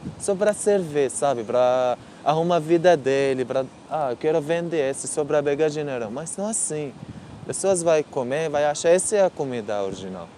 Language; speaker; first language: Portuguese; non-native, learner; Arabic